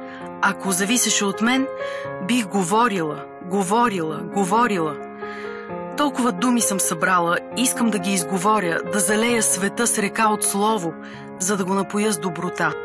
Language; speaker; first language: Bulgarian; native; Bulgarian